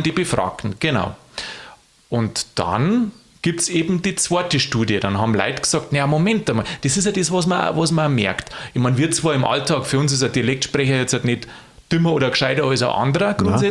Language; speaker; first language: German; native; German